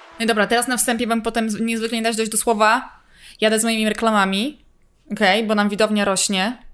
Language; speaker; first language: Polish; native; Polish